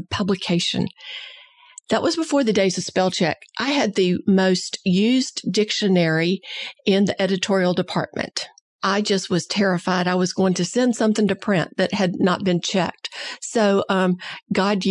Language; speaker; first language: English; native; English